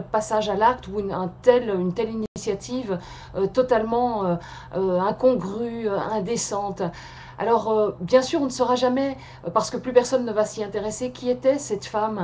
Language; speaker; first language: French; native; French